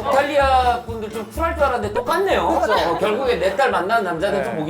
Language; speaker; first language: Korean; native; Korean